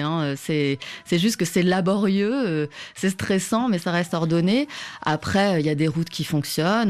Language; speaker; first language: French; native; French